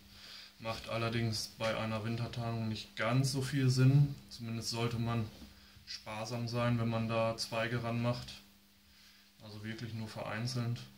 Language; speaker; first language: German; native; German